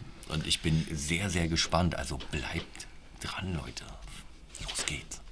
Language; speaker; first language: German; native; German